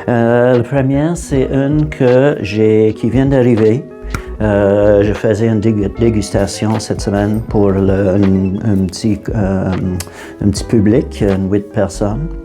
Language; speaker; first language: French; non-native, fluent; English